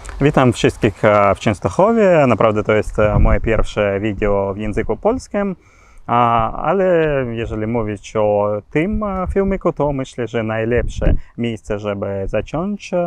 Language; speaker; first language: Polish; non-native, learner; Ukrainian